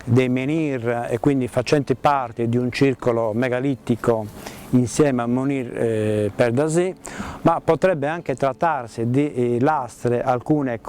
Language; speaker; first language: Italian; native; Italian